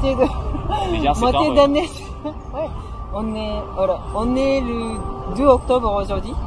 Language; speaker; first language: French; non-native, fluent; Japanese